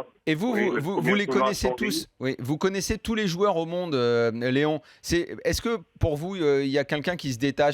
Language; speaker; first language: French; native; French